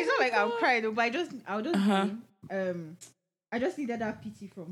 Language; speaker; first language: English; non-native, local second language; Yoruba